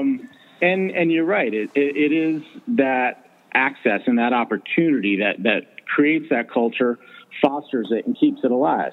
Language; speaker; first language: English; native; English